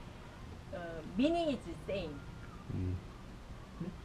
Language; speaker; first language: English; non-native, learner; Korean